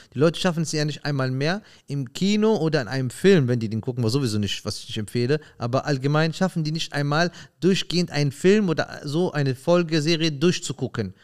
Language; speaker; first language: German; early bilingual, other home language; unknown